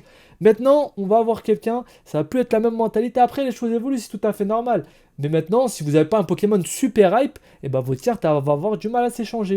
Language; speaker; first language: French; native; French